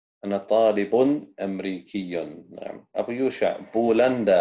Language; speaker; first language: Arabic; non-native, fluent; English